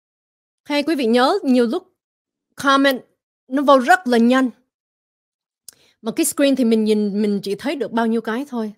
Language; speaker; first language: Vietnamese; early bilingual, heritage; Vietnamese